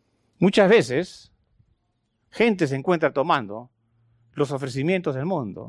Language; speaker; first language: Spanish; native; Spanish